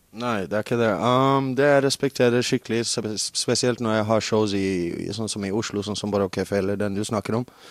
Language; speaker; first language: Norwegian; non-native, fluent; English